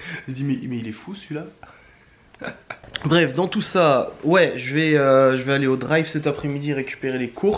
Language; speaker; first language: French; native; French